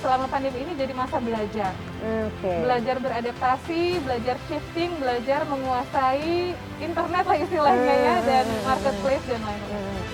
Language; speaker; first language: Indonesian; native; Indonesian